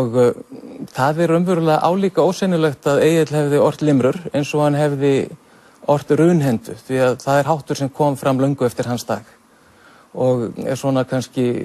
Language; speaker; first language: Icelandic; native; Icelandic